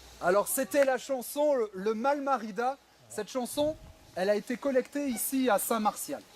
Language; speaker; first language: French; native; French